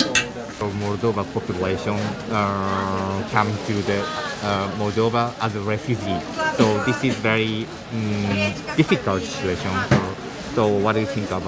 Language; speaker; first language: English; non-native, learner; Japanese